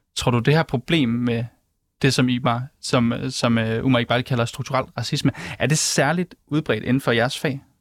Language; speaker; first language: Danish; native; Danish